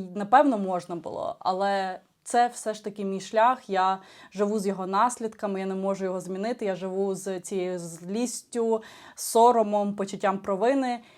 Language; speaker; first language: Ukrainian; non-native, local second language; Russian